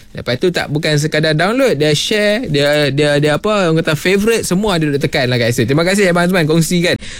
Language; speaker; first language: Malay; native; Malay